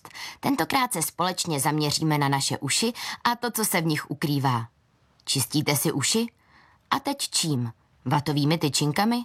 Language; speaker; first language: Czech; native; Czech